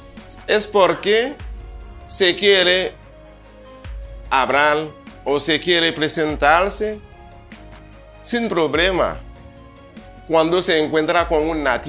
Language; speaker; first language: Spanish; non-native, fluent; Haitian Creole